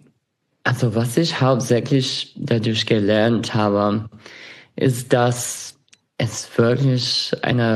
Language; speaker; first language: German; non-native, fluent; English